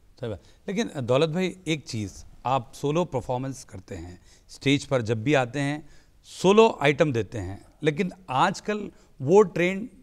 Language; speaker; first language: Hindi; native; Hindi